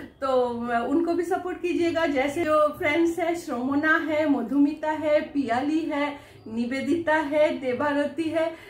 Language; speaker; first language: Hindi; non-native, local second language; Bangla